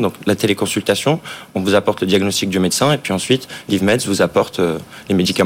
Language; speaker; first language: French; native; French